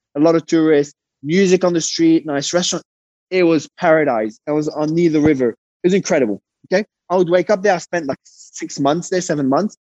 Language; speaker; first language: English; early bilingual, other home language; Arabic